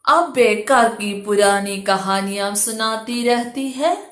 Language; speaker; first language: Hindi; non-native, local second language; Malayalam